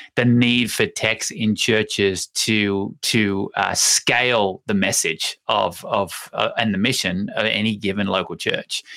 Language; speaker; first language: English; native; English